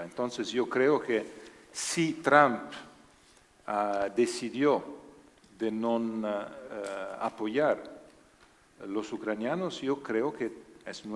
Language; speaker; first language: Spanish; non-native, learner; Italian